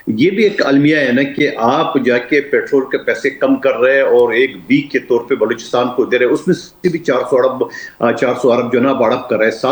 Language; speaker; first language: Urdu; non-native, local second language; Pashto